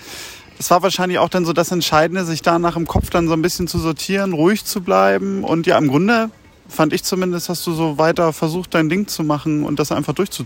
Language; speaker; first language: German; native; German